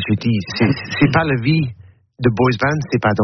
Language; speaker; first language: French; non-native, learner; English